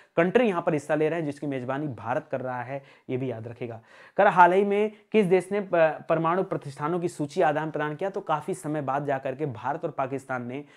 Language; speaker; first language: Hindi; native; Hindi